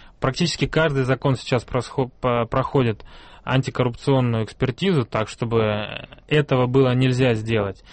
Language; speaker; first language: Russian; native; Russian